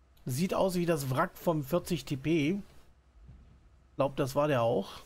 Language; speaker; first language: German; native; German